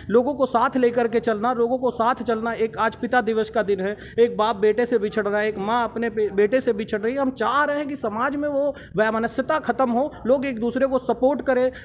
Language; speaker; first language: Hindi; native; Hindi